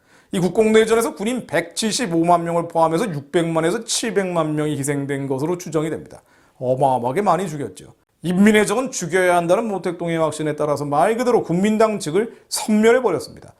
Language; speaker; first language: Korean; native; Korean